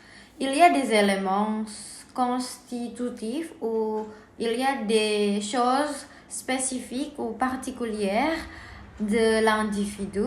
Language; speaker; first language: French; non-native, learner; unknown